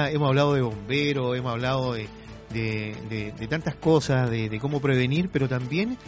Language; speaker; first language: Spanish; native; Spanish